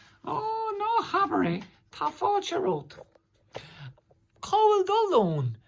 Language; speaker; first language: Irish; non-native, local second language; English